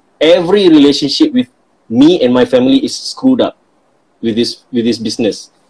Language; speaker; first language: English; non-native, local second language; Malay